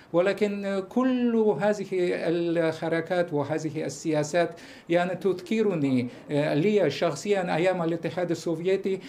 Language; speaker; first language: Arabic; non-native, fluent; Russian